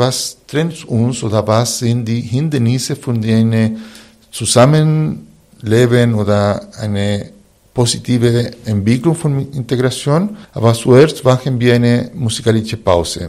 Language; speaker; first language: German; non-native, fluent; Spanish